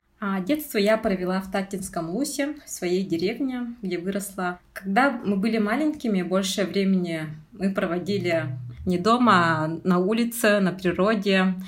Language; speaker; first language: Russian; non-native, local second language; Yakut